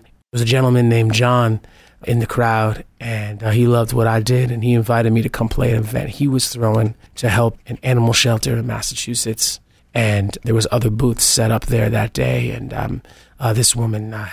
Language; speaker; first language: English; native; English